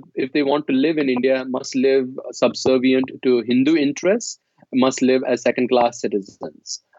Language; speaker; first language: English; non-native, local second language; Kashmiri